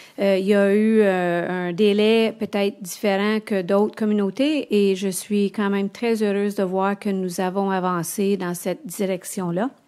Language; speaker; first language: French; native; French